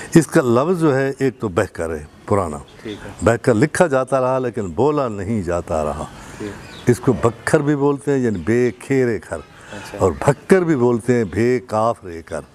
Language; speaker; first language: Urdu; non-native, local second language; Saraiki